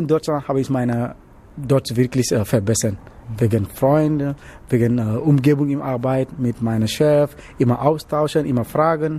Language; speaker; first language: German; non-native, learner; Wolof